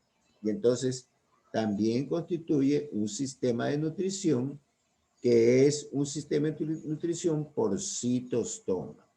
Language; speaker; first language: Spanish; native; Spanish